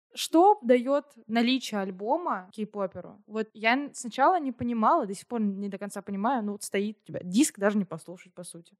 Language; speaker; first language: Russian; native; Russian